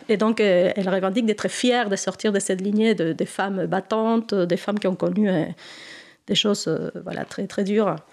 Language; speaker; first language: French; non-native, fluent; Spanish